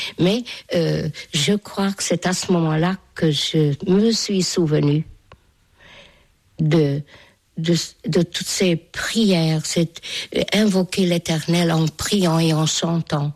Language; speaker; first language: French; non-native, fluent; Hungarian